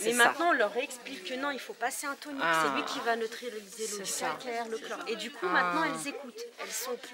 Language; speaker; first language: French; native; French